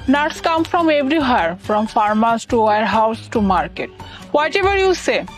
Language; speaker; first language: English; non-native, local second language; Bangla